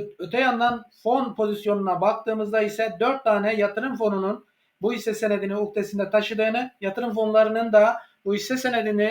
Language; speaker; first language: Turkish; native; Turkish